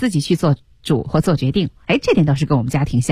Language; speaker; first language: Chinese; native; Chinese